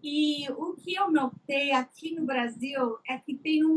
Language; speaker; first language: Portuguese; non-native, fluent; English